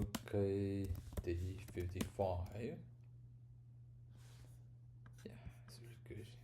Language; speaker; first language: English; non-native, learner; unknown